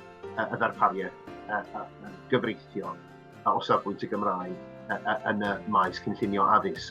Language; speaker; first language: Welsh; native; Welsh